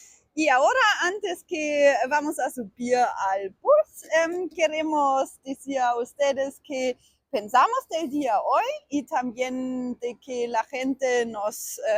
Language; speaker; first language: Spanish; non-native, learner; German